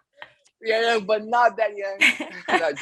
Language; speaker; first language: English; non-native, fluent; Portuguese